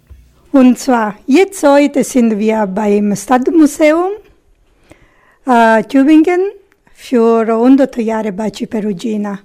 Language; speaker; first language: German; non-native, learner; Italian